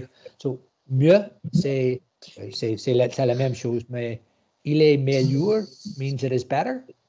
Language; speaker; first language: French; non-native, learner; English